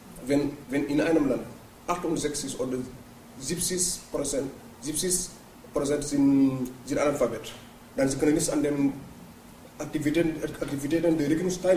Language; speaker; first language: German; non-native, learner; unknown